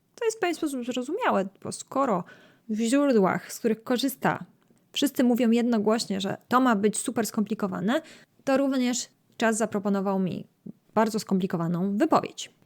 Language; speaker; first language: Polish; native; Polish